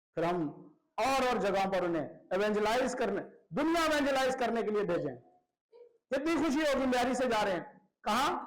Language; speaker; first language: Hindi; non-native, local second language; Punjabi